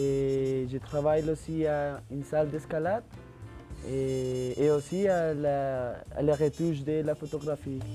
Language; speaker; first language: French; non-native, learner; Spanish